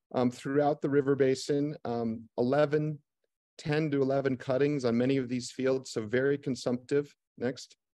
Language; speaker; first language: English; native; English